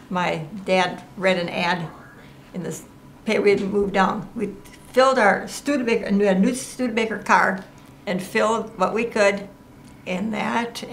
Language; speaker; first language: English; native; English